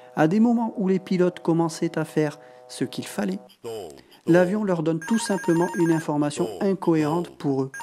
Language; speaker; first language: French; native; French